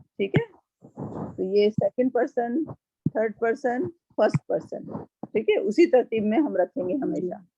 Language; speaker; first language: Urdu; native; Urdu